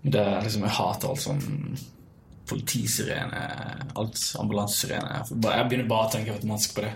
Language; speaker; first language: Norwegian; early bilingual, other home language; Bosnian